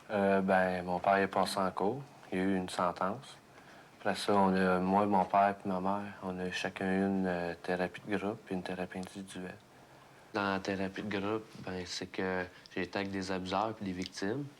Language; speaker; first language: French; native; French